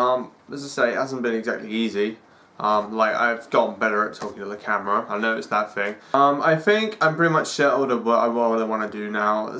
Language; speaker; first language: English; native; English